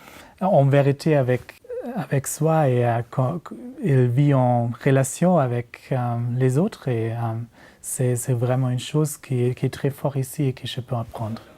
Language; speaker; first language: French; non-native, learner; German